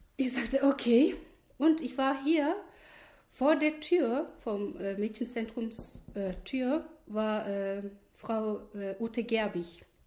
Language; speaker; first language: German; non-native, learner; Turkish